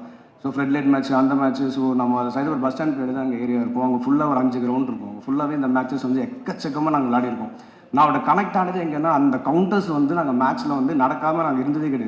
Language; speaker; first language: Tamil; native; Tamil